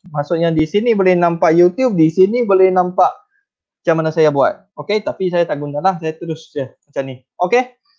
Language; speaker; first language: Malay; non-native, local second language; Chinese